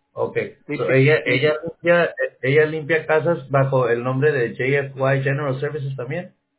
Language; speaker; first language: Spanish; native; Spanish